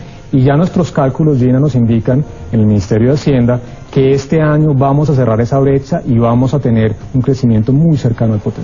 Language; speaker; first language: Spanish; native; Spanish